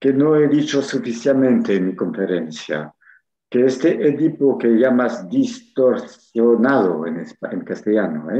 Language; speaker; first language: Spanish; non-native, fluent; French